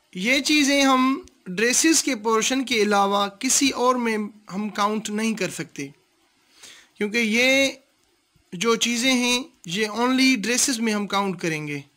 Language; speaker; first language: Urdu; non-native, local second language; Sindhi